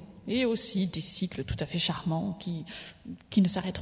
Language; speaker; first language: French; native; French